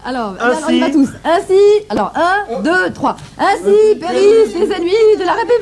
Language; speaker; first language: French; native; French